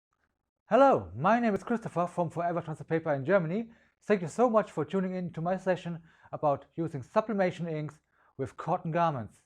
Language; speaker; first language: English; non-native, fluent; German